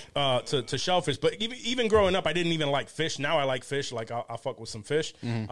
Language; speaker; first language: English; early bilingual, other home language; Spanish